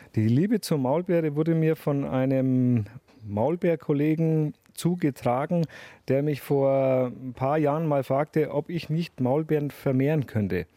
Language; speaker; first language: German; native; German